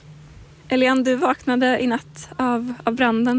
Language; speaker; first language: Swedish; native; Swedish